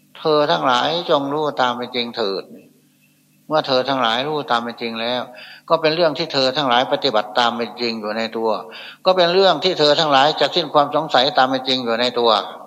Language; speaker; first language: Thai; non-native, local second language; Northeastern Thai